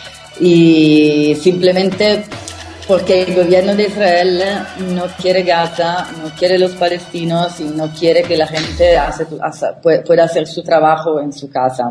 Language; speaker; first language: Spanish; non-native, fluent; Italian